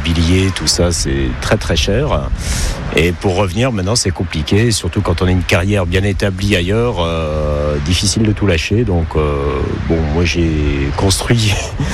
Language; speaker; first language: French; native; French